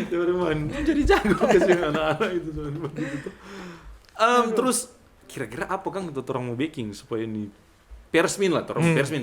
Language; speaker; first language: Indonesian; non-native, local second language; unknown